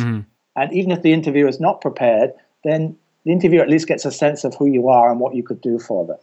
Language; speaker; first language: English; native; English